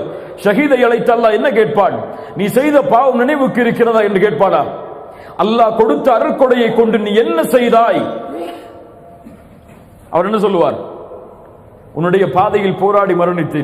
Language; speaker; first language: Tamil; native; Tamil